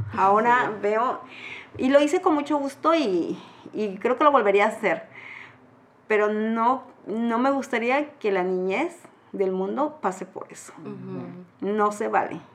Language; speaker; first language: Spanish; native; Spanish